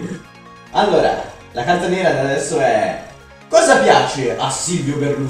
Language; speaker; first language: Italian; native; Italian